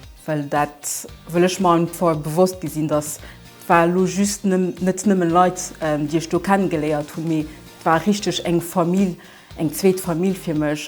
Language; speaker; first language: German; non-native, local second language; Luxembourgish